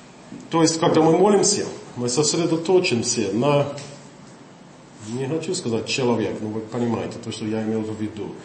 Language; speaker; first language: Russian; non-native, fluent; English